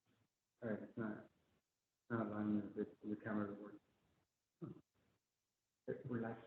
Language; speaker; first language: English; native; English